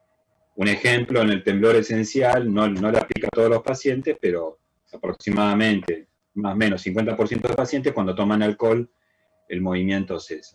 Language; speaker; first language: Spanish; native; Spanish